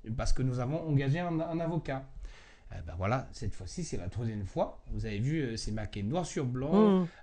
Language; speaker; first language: French; non-native, fluent; Chinese